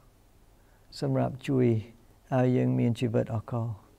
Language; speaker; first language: Khmer; non-native, fluent; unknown